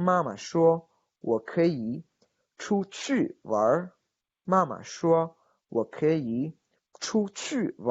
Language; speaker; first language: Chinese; non-native, fluent; Spanish